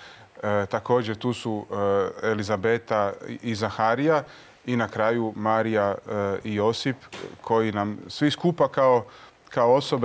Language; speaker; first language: Croatian; native; Croatian